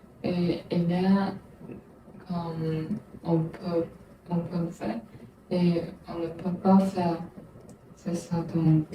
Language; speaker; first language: French; non-native, learner; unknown